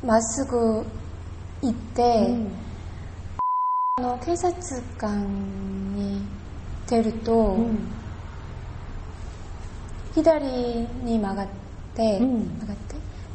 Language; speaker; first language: Japanese; non-native, learner; Korean